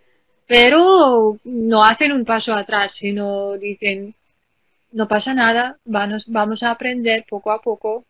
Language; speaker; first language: Spanish; non-native, fluent; Ukrainian